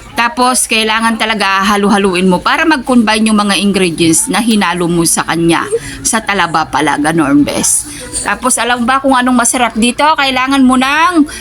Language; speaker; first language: Filipino; non-native, local second language; Pangasinan